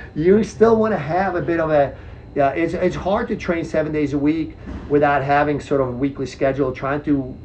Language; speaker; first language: English; early bilingual, other home language; Czech